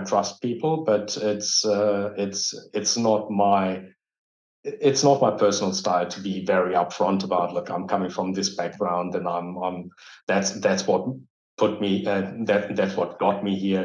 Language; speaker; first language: English; non-native, fluent; German